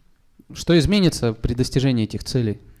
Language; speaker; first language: Russian; native; Russian